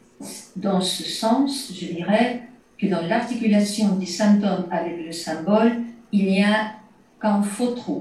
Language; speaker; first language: French; native; French